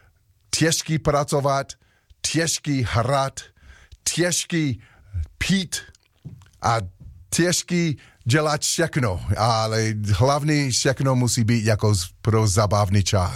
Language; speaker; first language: Czech; non-native, learner; English